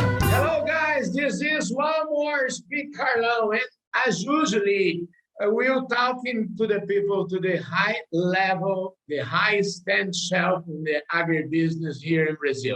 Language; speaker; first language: English; non-native, learner; Portuguese